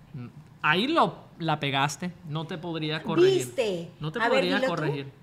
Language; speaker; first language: Spanish; non-native, fluent; English